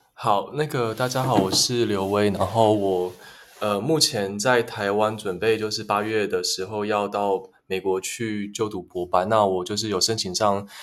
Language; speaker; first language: Chinese; native; Chinese